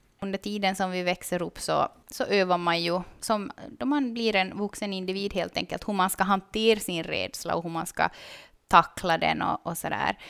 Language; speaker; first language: Swedish; native; Swedish